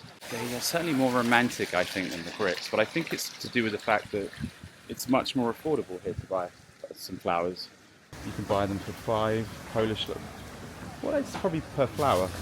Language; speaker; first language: English; native; English